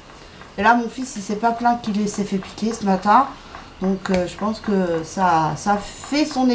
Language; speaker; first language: French; native; French